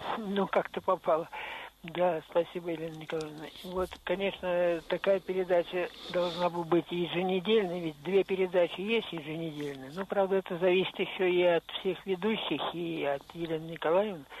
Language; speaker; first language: Russian; native; Russian